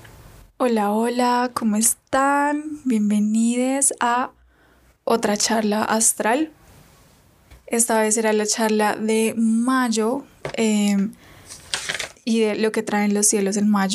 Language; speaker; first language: Spanish; native; Spanish